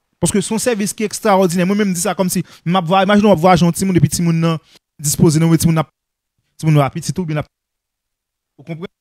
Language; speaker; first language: French; non-native, local second language; Haitian Creole